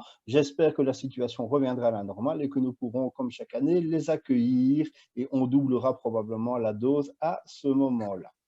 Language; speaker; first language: French; native; French